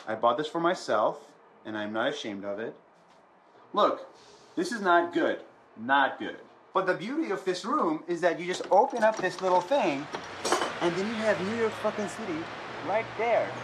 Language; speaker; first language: English; non-native, fluent; Arabic